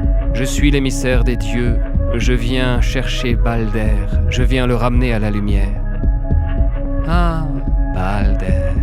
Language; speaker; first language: French; native; French